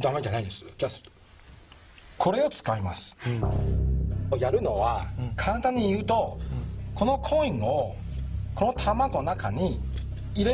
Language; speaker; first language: Japanese; non-native, fluent; Chinese